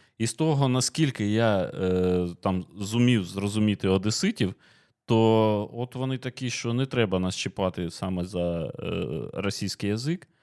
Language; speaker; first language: Ukrainian; native; Ukrainian